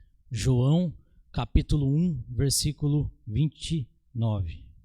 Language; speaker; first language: Portuguese; native; Portuguese